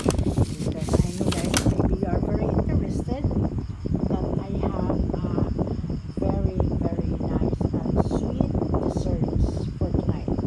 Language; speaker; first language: English; non-native, local second language; Cebuano